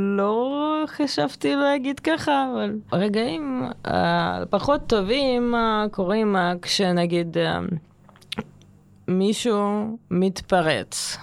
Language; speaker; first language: Hebrew; non-native, fluent; Russian